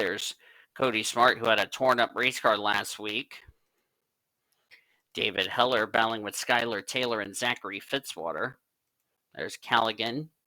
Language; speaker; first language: English; native; English